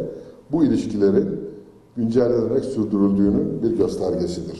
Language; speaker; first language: Turkish; native; Turkish